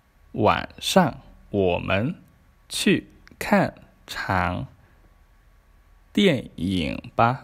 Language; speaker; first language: Chinese; non-native, fluent; Khmer